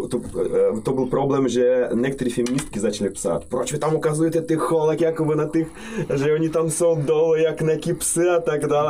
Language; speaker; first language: Czech; non-native, fluent; Russian